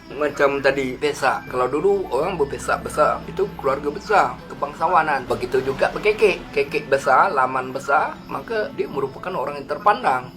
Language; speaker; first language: Malay; native; Malay